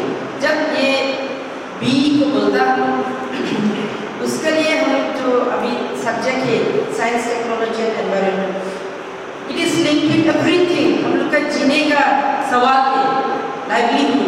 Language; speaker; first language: Hindi; non-native, local second language; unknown